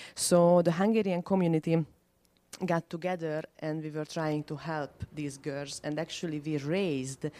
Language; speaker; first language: English; non-native, fluent; Hungarian